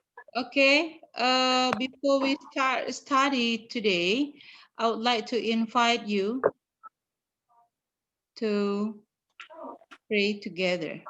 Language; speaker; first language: English; non-native, fluent; Indonesian